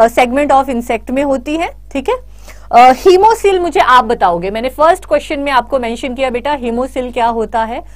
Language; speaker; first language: Hindi; native; Hindi